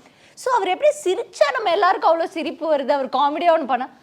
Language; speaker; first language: Tamil; native; Tamil